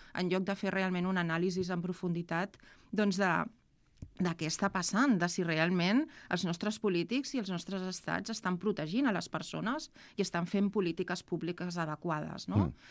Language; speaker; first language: Catalan; non-native, local second language; Spanish